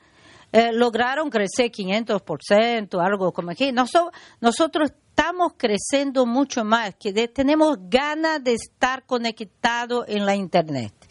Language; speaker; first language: Spanish; non-native, learner; Portuguese